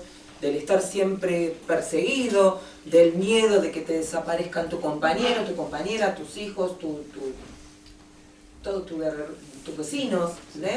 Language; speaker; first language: Spanish; native; Spanish